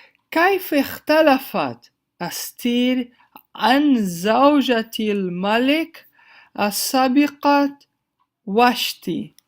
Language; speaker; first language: Arabic; non-native, fluent; Portuguese